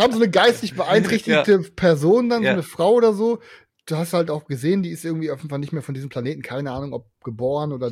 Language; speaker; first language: German; native; German